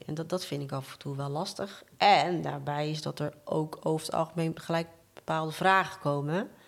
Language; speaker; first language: Dutch; native; Dutch